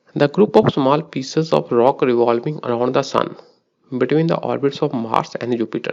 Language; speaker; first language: English; non-native, local second language; Punjabi